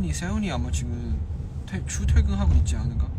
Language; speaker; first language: Korean; non-native, fluent; Chinese